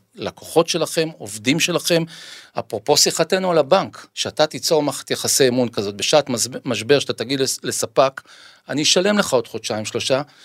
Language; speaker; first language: Hebrew; native; Hebrew